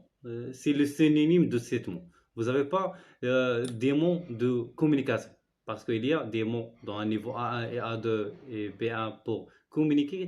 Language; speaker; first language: French; non-native, learner; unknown